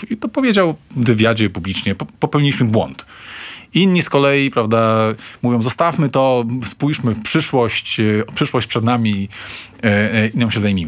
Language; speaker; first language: Polish; native; Polish